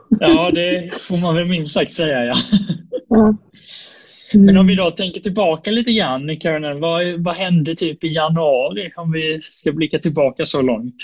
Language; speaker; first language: Swedish; native; Swedish